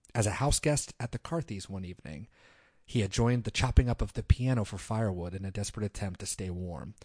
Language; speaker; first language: English; native; English